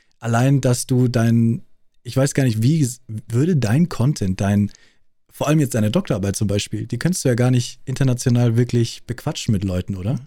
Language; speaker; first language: German; native; German